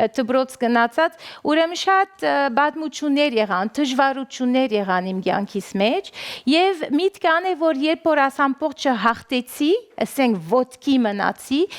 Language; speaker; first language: Armenian; early bilingual, heritage; Armenian